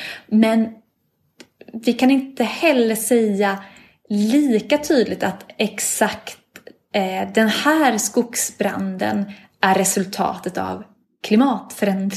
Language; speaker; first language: Swedish; native; Swedish